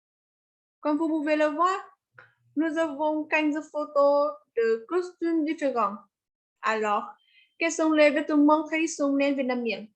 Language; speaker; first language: French; non-native, learner; Vietnamese